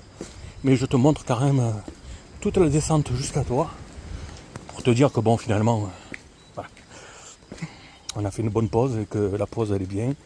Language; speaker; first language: French; native; French